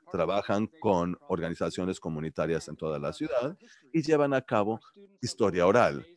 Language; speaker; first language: Spanish; early bilingual, heritage; Spanish